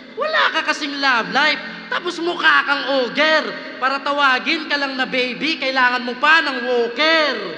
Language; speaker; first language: Filipino; non-native, local second language; Waray